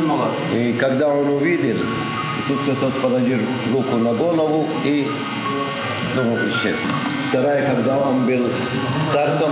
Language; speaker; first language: Russian; non-native, learner; Arabic